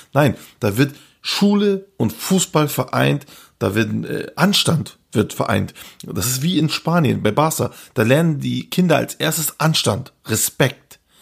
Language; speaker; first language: German; early bilingual, other home language; Turkish